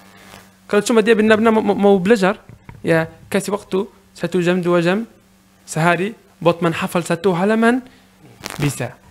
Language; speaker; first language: Indonesian; non-native, learner; Arabic